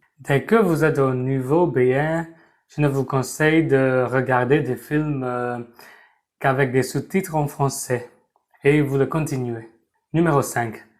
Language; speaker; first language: French; non-native, fluent; Burmese